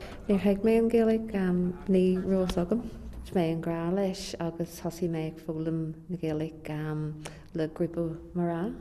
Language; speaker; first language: Irish; non-native, local second language; English